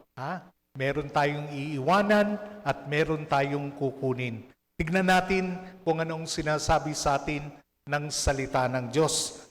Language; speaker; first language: Filipino; native; Filipino